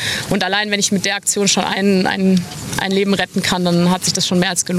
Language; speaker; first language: German; native; German